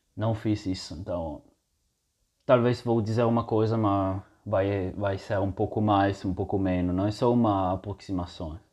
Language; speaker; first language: Portuguese; non-native, fluent; Italian